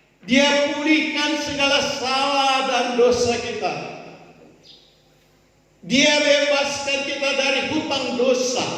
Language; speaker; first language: Indonesian; native; Indonesian